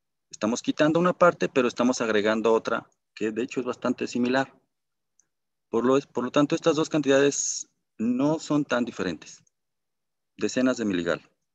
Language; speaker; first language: Spanish; native; Spanish